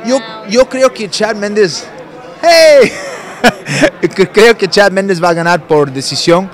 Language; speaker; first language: Spanish; non-native, fluent; English